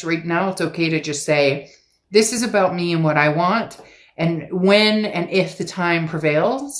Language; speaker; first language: English; native; English